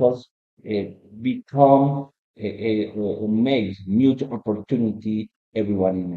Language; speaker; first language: English; non-native, learner; Spanish